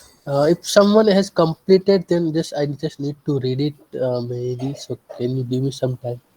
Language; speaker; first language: English; non-native, fluent; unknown